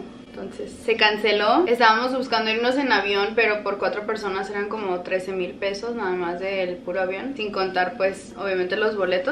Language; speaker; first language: Spanish; native; Spanish